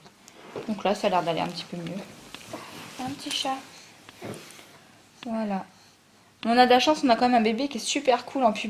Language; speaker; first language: French; native; French